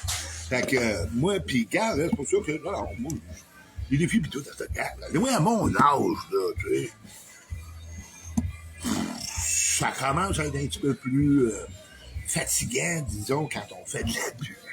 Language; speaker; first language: French; native; French